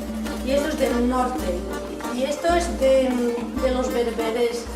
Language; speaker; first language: Spanish; non-native, learner; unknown